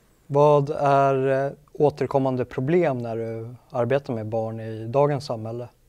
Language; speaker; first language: Swedish; native; Swedish